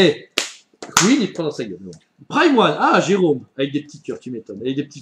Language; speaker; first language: French; native; French